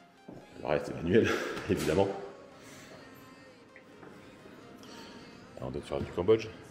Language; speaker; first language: French; native; French